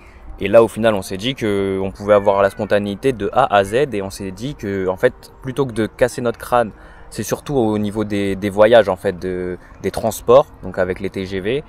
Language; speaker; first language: French; native; French